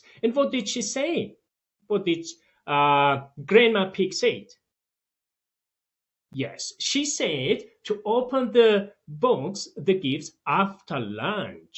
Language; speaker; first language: English; non-native, fluent; Tajik